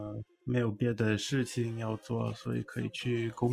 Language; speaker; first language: Chinese; early bilingual, heritage; Chinese